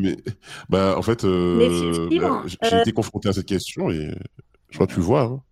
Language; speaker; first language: French; native; French